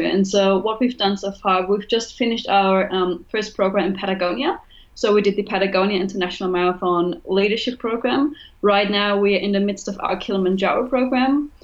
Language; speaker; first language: English; non-native, fluent; German